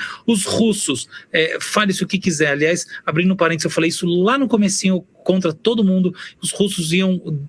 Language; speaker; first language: Portuguese; native; Portuguese